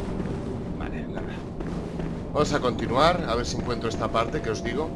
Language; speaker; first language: Spanish; native; Spanish